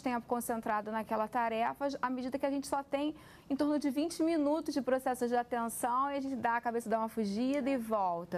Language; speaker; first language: Portuguese; native; Portuguese